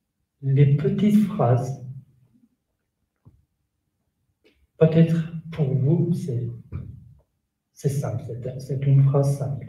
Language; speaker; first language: French; non-native, learner; Kurdish